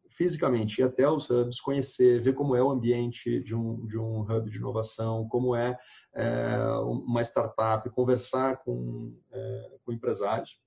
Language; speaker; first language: Portuguese; native; Portuguese